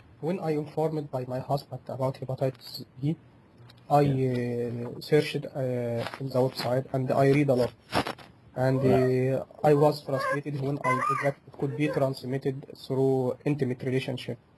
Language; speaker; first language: English; non-native, fluent; Arabic